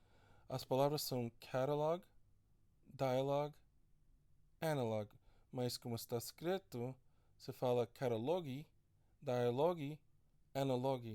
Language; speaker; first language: Portuguese; non-native, learner; English